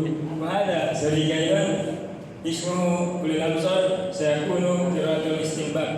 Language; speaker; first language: Arabic; non-native, learner; Indonesian